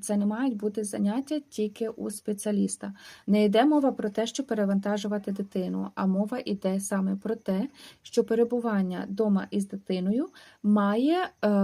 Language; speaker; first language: Ukrainian; native; Ukrainian